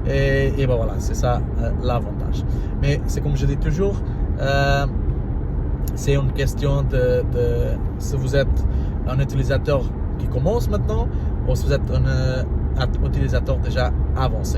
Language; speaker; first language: French; non-native, learner; Portuguese